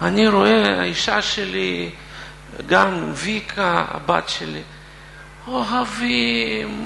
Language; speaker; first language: Hebrew; non-native, fluent; Russian